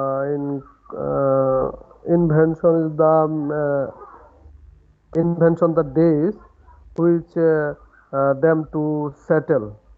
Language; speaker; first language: English; non-native, learner; Bangla